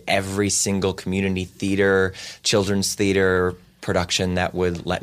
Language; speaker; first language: English; native; English